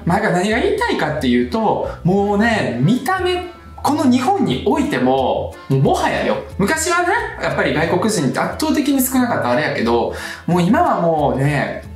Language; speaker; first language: Japanese; early bilingual, other home language; Russian